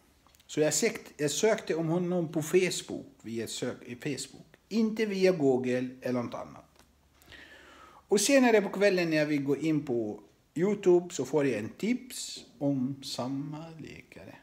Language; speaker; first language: Swedish; non-native, fluent; Arabic